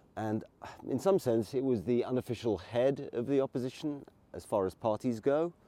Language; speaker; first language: English; native; English